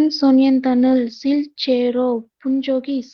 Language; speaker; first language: Korean; non-native, learner; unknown